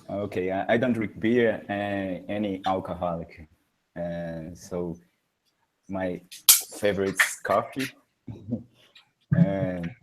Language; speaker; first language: English; non-native, learner; Portuguese